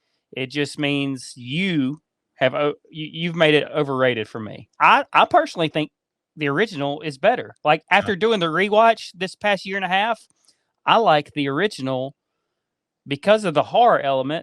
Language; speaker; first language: English; native; English